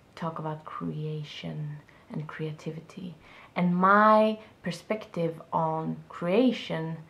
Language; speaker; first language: English; non-native, fluent; Swedish